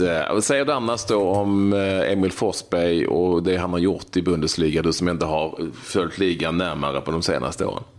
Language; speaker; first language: Swedish; native; Swedish